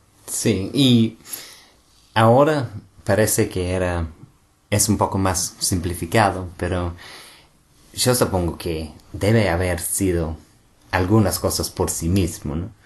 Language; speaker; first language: Spanish; non-native, fluent; English